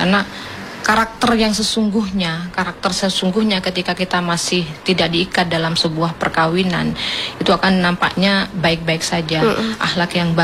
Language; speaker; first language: Indonesian; native; Indonesian